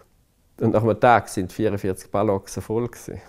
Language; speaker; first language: German; native; German